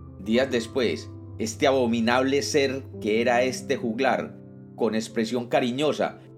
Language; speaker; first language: Spanish; native; Spanish